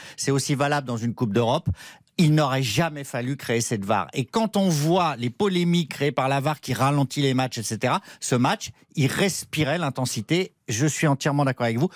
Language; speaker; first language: French; native; French